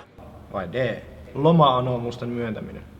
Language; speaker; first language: Finnish; native; Finnish